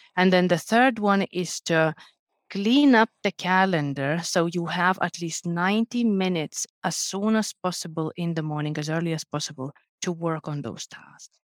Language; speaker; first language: English; non-native, fluent; Lithuanian